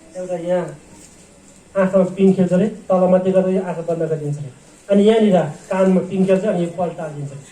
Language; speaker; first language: Nepali; non-native, local second language; Eastern Tamang